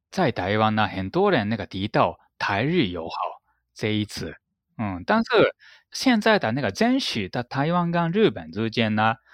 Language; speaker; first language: Chinese; non-native, fluent; Japanese